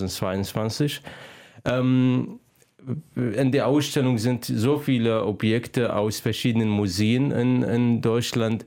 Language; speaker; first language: German; non-native, fluent; Arabic